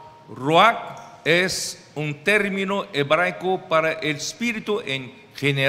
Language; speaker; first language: Spanish; non-native, fluent; Portuguese